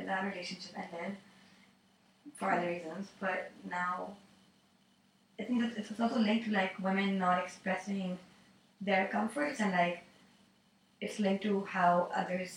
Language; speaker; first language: English; non-native, local second language; Urdu